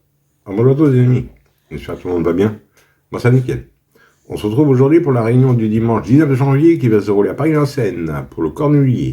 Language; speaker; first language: French; native; French